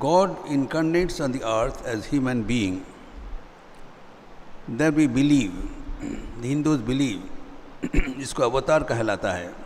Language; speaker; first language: English; non-native, local second language; Hindi